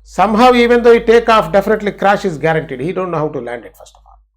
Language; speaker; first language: English; non-native, local second language; Telugu